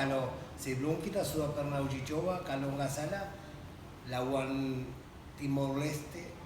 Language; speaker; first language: Indonesian; non-native, fluent; Spanish